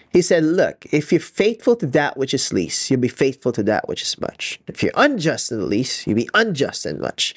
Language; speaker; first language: English; non-native, local second language; Filipino